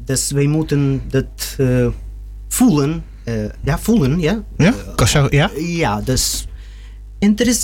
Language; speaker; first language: Dutch; non-native, learner; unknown